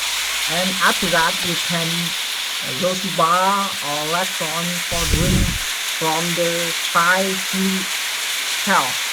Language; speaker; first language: English; non-native, learner; Vietnamese